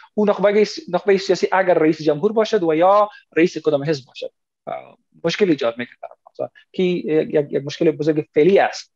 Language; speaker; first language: Persian; non-native, local second language; Pashto